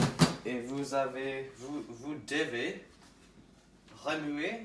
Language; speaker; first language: French; non-native, learner; English